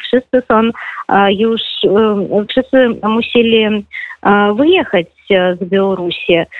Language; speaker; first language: Polish; non-native, fluent; Belarusian